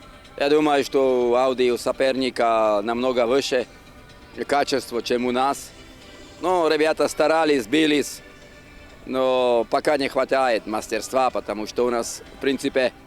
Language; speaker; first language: Russian; non-native, fluent; Slovak